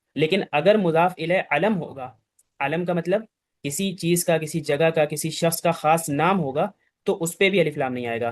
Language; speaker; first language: Urdu; native; Urdu